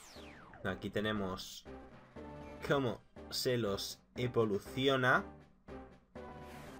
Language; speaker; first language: Spanish; native; Spanish